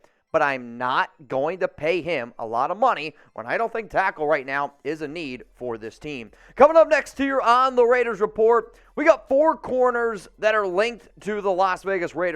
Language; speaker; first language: English; native; English